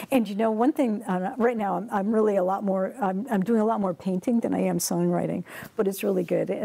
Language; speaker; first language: English; native; English